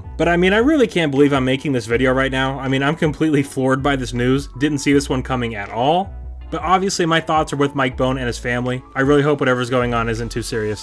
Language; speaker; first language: English; native; English